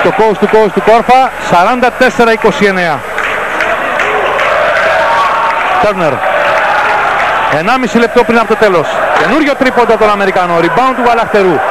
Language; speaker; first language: Greek; native; Greek